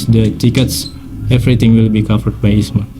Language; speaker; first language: English; non-native, fluent; Indonesian